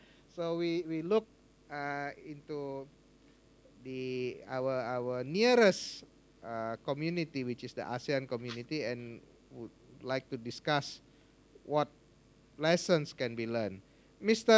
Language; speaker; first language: English; non-native, fluent; Indonesian